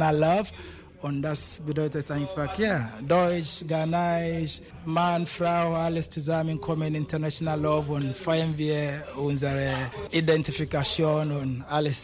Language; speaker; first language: German; non-native, fluent; Akan